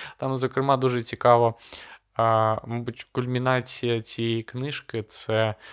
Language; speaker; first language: Ukrainian; non-native, local second language; Russian